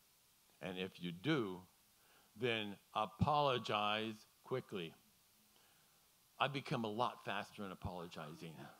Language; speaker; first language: English; native; English